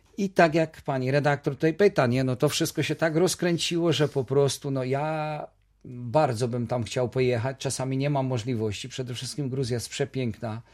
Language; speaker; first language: Polish; native; Polish